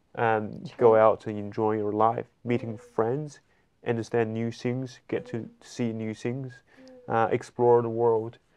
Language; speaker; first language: English; non-native, fluent; Chinese